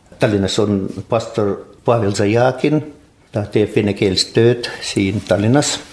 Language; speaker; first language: Estonian; non-native, local second language; Russian